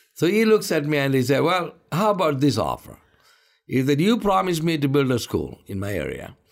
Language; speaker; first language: English; non-native, local second language; Malayalam